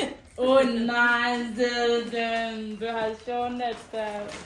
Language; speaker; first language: German; non-native, learner; Tibetan